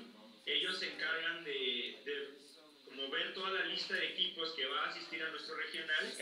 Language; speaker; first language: Spanish; native; Spanish